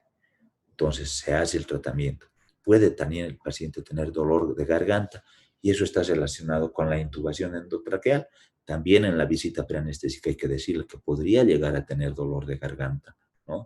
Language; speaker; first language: Spanish; native; Spanish